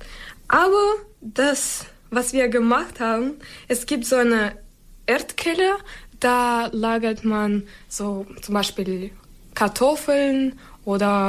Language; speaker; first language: German; non-native, learner; Ukrainian